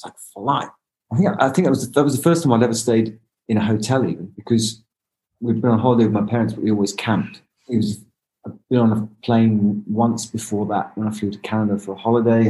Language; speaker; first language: English; native; English